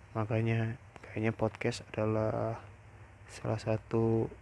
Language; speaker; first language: Indonesian; non-native, local second language; Minangkabau